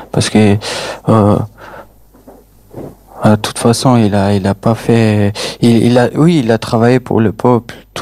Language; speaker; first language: French; non-native, fluent; Albanian